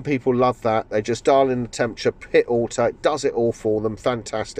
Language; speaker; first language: English; native; English